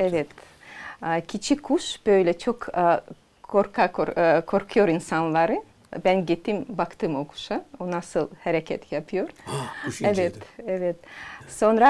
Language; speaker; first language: Turkish; non-native, learner; Azerbaijani